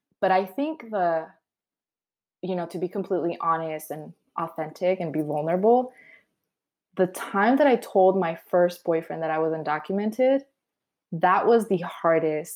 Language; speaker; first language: English; early bilingual, other home language; Spanish